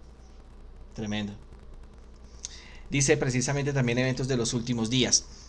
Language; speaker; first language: Spanish; native; Spanish